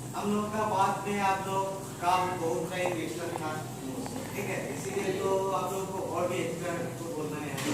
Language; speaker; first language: Hindi; non-native, local second language; Bangla